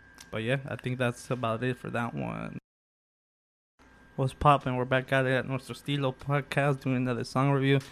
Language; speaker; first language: English; early bilingual, other home language; Spanish